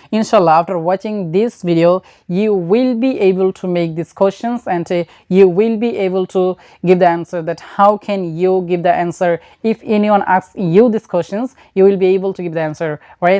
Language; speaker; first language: English; non-native, local second language; Bangla